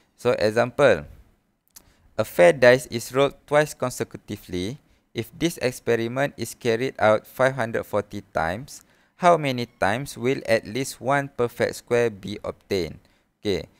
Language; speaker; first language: English; non-native, local second language; Malay